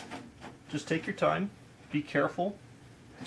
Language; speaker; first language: English; native; English